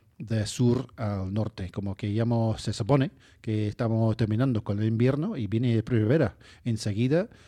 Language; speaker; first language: Spanish; non-native, fluent; English